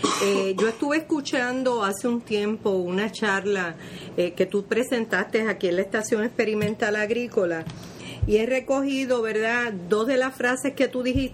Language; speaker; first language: Spanish; native; Spanish